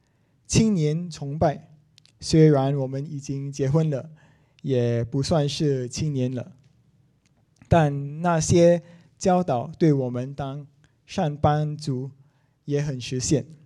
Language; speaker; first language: Chinese; non-native, local second language; English